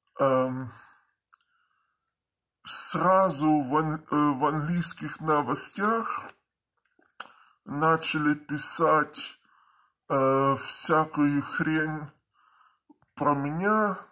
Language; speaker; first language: Russian; early bilingual, heritage; Russian